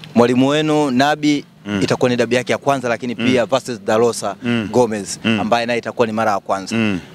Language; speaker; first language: Swahili; native; Swahili